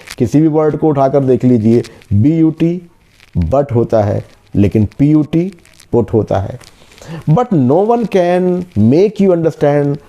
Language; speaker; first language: Hindi; native; Hindi